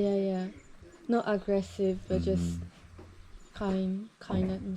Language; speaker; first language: English; non-native, fluent; Japanese